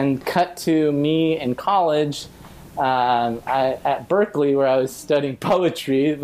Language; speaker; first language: English; native; English